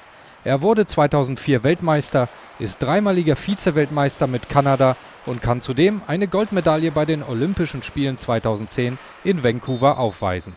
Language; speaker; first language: German; native; German